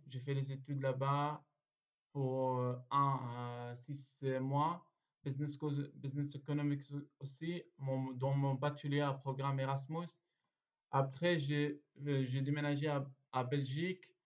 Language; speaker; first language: French; non-native, learner; Arabic